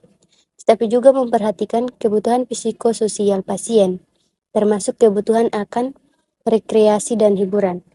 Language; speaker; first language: Indonesian; native; Indonesian